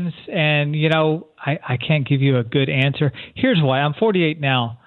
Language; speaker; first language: English; native; English